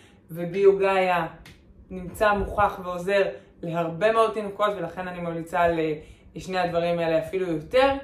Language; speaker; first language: Hebrew; native; Hebrew